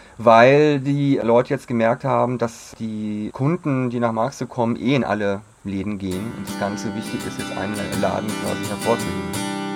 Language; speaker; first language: German; native; German